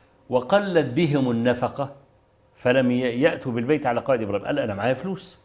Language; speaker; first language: Arabic; native; Arabic